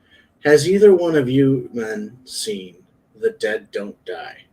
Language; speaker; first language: English; native; English